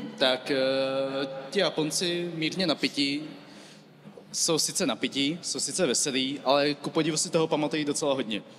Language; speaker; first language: Czech; early bilingual, other home language; Vietnamese